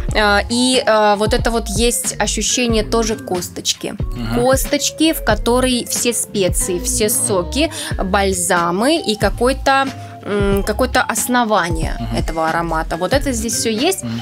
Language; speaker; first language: Russian; native; Russian